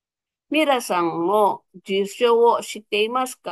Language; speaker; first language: Japanese; non-native, fluent; Filipino